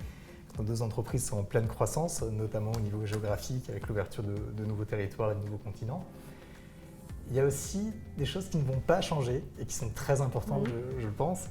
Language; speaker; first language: French; native; French